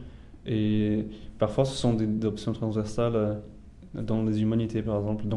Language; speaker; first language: French; non-native, fluent; Portuguese